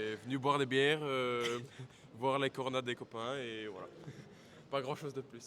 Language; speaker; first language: French; native; French